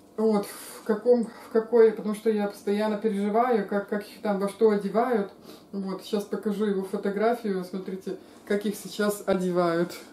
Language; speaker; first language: Russian; native; Russian